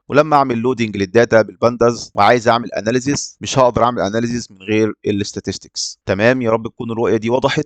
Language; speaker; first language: Arabic; native; Arabic